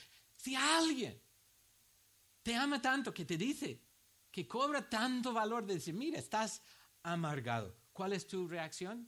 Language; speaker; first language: Spanish; non-native, fluent; English